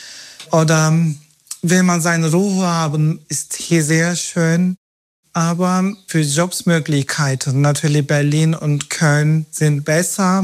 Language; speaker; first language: German; non-native, fluent; Turkish